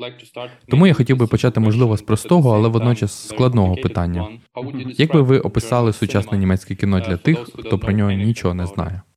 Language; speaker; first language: Ukrainian; native; Ukrainian